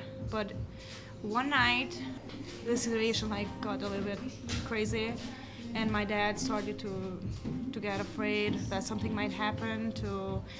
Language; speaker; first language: English; non-native, fluent; Albanian